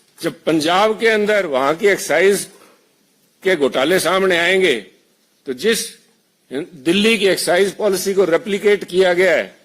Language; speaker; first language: Urdu; non-native, local second language; Punjabi